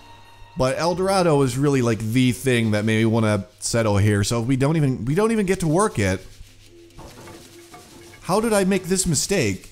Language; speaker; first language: English; native; English